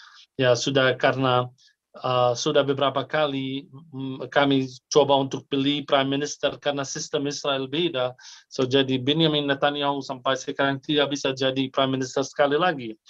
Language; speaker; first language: Indonesian; non-native, fluent; Arabic